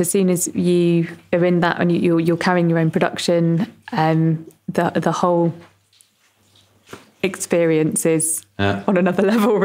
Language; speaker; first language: English; native; English